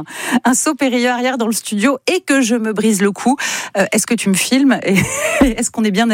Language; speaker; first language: French; native; French